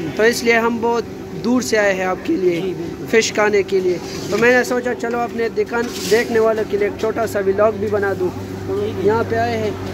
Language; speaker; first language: Urdu; non-native, local second language; Pashto